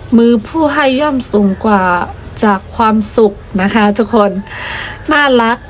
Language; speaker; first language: Thai; non-native, fluent; Burmese